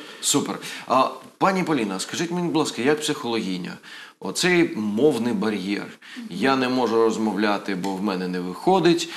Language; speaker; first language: Ukrainian; non-native, local second language; Russian